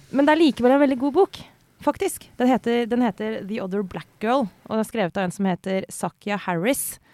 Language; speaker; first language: Norwegian; native; Norwegian